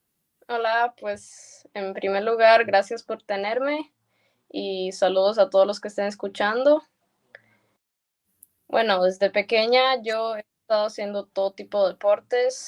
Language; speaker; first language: Spanish; early bilingual, heritage; Spanish